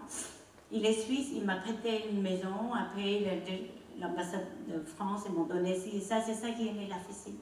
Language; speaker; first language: French; non-native, learner; Khmer